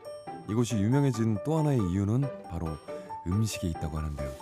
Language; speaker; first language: Korean; native; Korean